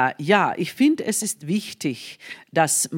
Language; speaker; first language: German; non-native, fluent; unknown